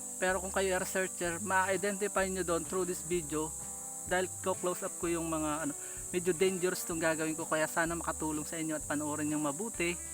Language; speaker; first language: Filipino; native; Filipino